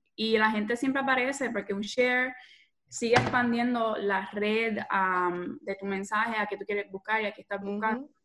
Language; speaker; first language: Spanish; native; Spanish